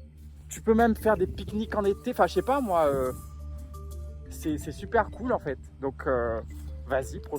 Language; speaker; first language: French; native; French